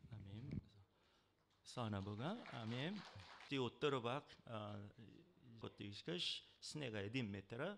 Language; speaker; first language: Bulgarian; non-native, learner; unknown